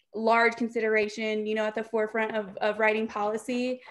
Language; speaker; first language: English; native; English